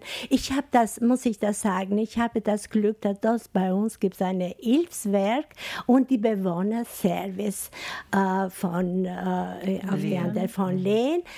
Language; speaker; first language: German; non-native, fluent; Albanian